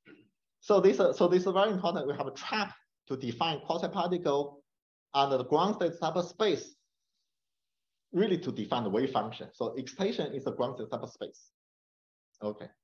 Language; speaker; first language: English; non-native, fluent; Chinese